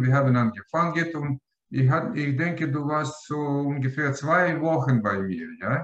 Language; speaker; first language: German; non-native, learner; Russian